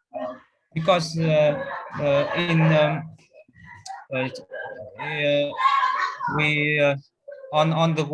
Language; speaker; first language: English; non-native, learner; Vietnamese